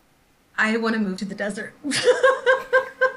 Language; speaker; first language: English; native; English